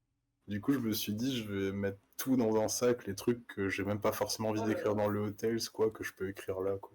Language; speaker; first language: French; native; French